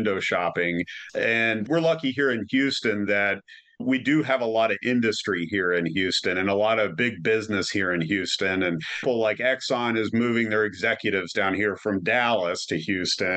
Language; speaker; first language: English; native; English